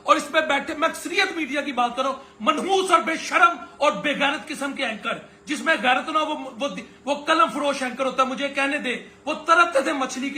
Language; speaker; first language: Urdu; non-native, local second language; Punjabi